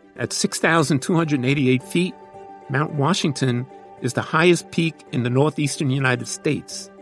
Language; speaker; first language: English; native; English